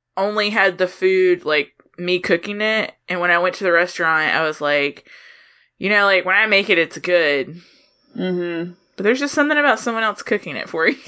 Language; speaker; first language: English; native; English